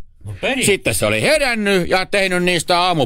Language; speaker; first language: Finnish; native; Finnish